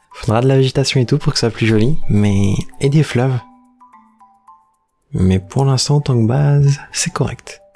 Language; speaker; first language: French; native; French